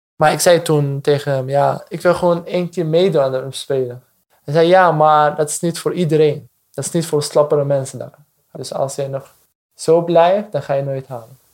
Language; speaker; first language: Dutch; non-native, fluent; Arabic